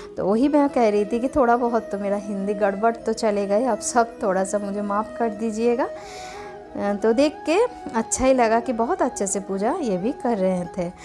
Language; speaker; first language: Hindi; non-native, local second language; Bangla